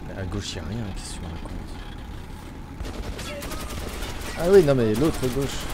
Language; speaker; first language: French; native; French